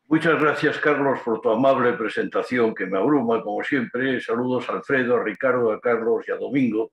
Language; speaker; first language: Spanish; native; Spanish